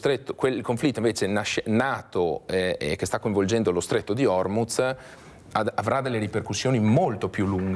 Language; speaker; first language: Italian; native; Italian